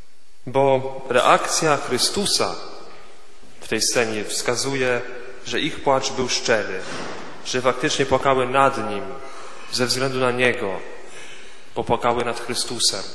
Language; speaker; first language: Polish; native; Polish